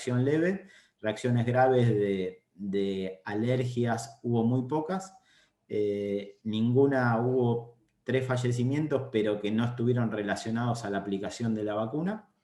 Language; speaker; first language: Spanish; native; Spanish